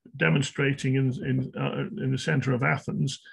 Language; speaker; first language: English; native; English